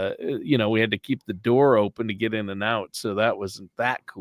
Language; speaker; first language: English; native; English